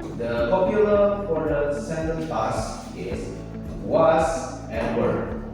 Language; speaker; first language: English; non-native, learner; Indonesian